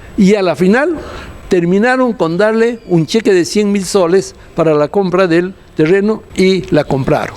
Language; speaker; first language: Spanish; native; Spanish